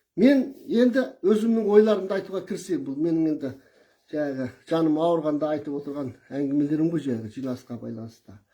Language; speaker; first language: Kazakh; early bilingual, heritage; Kazakh